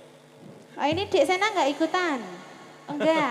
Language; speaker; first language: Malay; non-native, local second language; Javanese